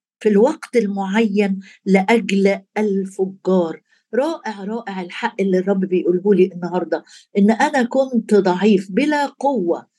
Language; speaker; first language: Arabic; native; Arabic